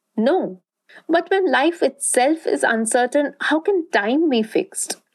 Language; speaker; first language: English; non-native, local second language; Bangla